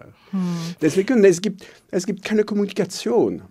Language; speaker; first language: German; non-native, local second language; French